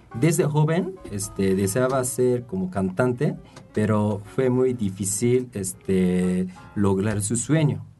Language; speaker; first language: Spanish; non-native, fluent; Japanese